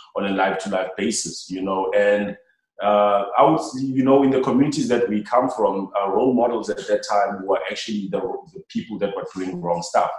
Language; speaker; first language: English; non-native, local second language; Xhosa